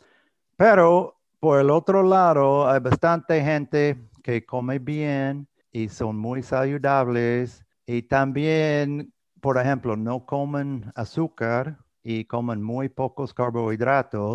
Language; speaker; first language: Spanish; non-native, fluent; English